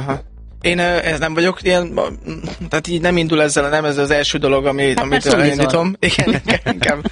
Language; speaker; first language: Hungarian; native; Hungarian